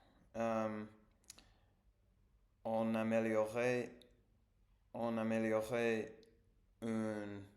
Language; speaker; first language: French; non-native, learner; English